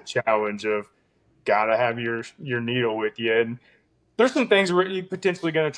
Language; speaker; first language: English; native; English